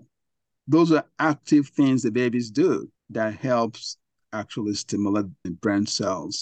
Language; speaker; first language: English; non-native, local second language; Igbo